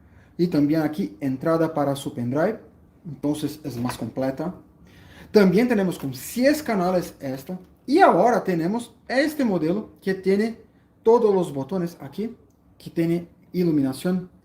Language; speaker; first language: Spanish; non-native, fluent; Portuguese